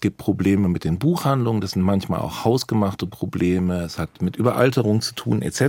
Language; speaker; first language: German; native; German